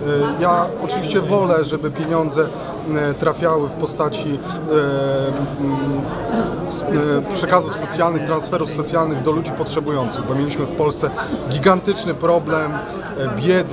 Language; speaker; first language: Polish; native; Polish